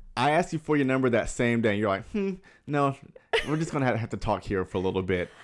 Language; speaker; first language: English; native; English